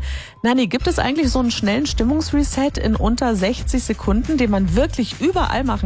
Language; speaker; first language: German; native; German